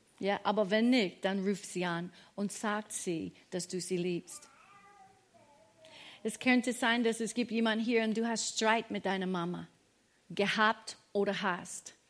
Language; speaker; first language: German; non-native, fluent; English